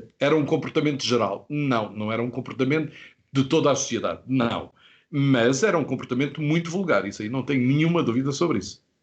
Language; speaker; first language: Portuguese; native; Portuguese